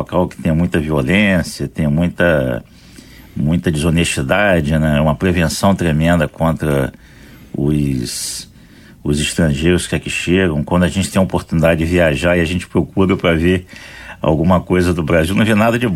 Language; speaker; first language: Portuguese; native; Portuguese